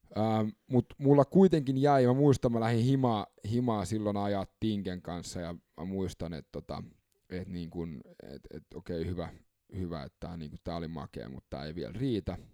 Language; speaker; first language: Finnish; early bilingual, other home language; English